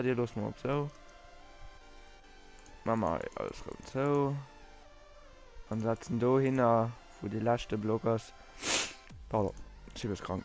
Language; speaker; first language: German; non-native, local second language; Luxembourgish